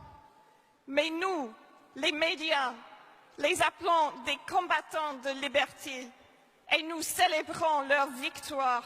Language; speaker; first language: French; non-native, fluent; English